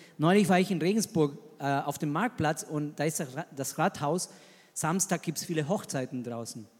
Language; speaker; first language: German; non-native, fluent; Spanish